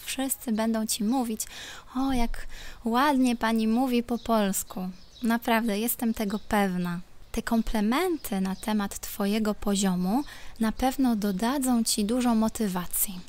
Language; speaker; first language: Polish; non-native, local second language; Ukrainian